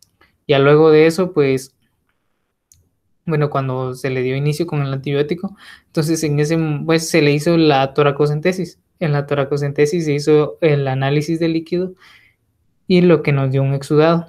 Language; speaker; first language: Spanish; native; Spanish